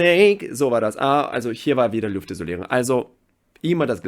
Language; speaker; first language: German; non-native, fluent; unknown